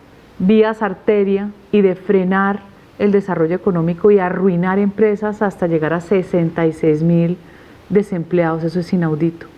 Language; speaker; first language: Spanish; native; Spanish